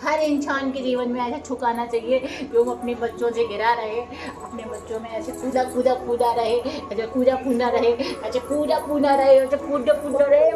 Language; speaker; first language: Hindi; native; Hindi